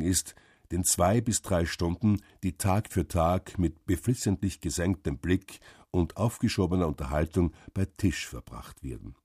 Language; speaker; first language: German; native; German